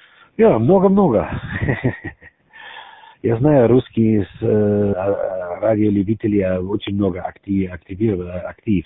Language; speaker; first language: Russian; non-native, learner; German